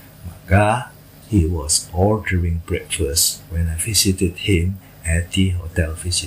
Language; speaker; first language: English; non-native, fluent; Indonesian